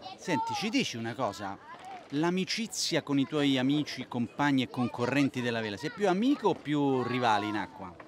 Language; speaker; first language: Italian; native; Italian